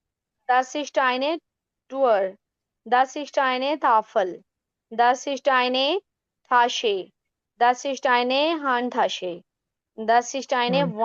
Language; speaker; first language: German; non-native, learner; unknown